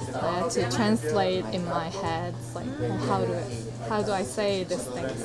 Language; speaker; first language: English; non-native, fluent; Korean